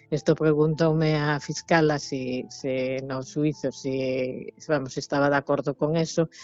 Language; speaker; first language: Spanish; non-native, local second language; Galician